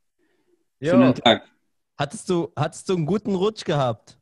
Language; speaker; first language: German; non-native, fluent; Arabic